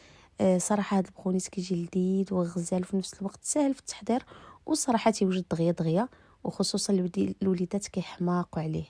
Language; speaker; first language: Arabic; native; Arabic